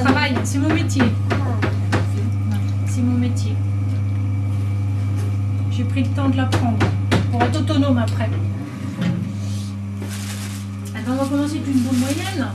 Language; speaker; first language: French; native; French